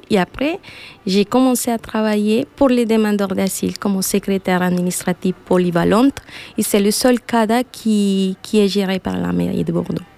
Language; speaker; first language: French; non-native, fluent; Spanish